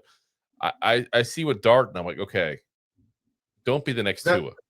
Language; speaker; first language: English; native; English